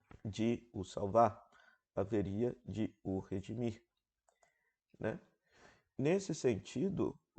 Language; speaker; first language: Portuguese; native; Portuguese